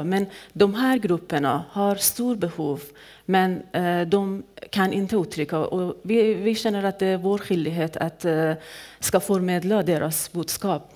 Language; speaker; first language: Swedish; non-native, fluent; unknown